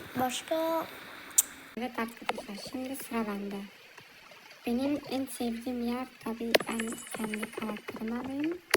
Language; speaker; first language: Turkish; early bilingual, heritage; Turkish